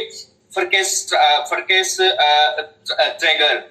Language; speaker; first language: German; non-native, learner; Hindi